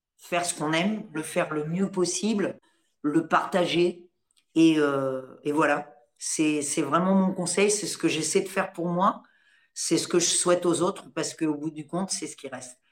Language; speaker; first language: French; native; French